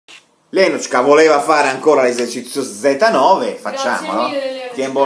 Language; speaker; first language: Italian; non-native, fluent; Russian